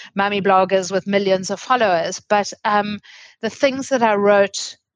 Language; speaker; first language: English; native; English